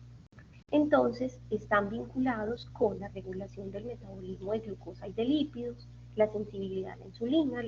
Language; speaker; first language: Spanish; native; Spanish